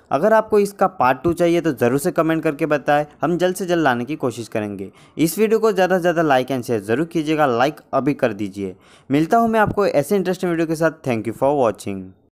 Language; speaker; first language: Hindi; native; Hindi